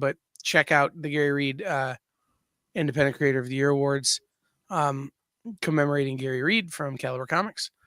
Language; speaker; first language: English; native; English